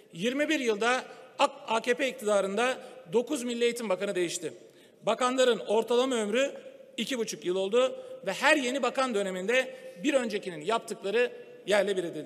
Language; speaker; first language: Turkish; native; Turkish